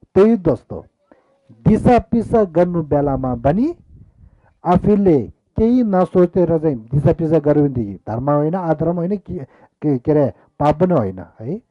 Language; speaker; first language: Nepali; non-native, local second language; Eastern Tamang